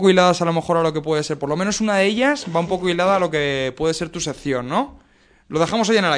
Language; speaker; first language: Spanish; native; Spanish